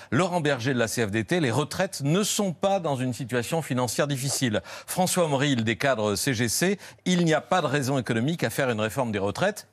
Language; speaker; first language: French; native; French